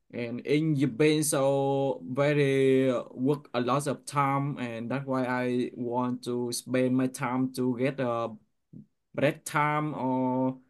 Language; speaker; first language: English; non-native, learner; Vietnamese